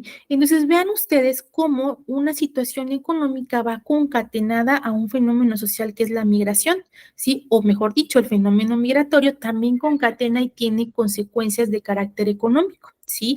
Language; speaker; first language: Spanish; native; Spanish